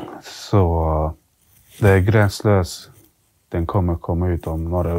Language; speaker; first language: Swedish; early bilingual, other home language; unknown